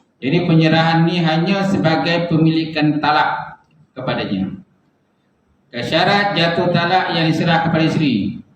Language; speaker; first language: Malay; native; Malay